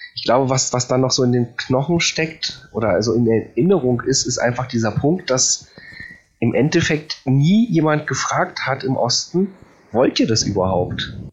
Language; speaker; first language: German; early bilingual, other home language; Polish